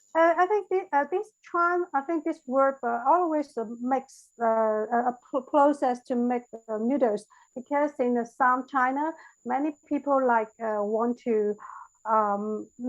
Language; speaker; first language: English; non-native, learner; Chinese